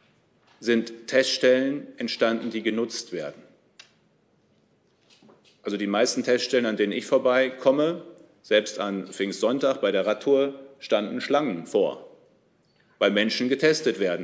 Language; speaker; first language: German; native; German